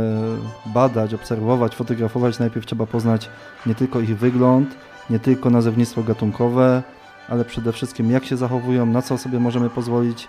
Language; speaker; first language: Polish; native; Polish